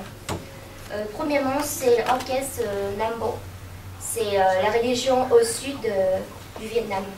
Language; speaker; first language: French; non-native, fluent; Vietnamese